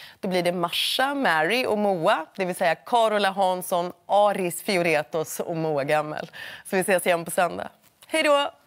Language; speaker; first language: Swedish; native; Swedish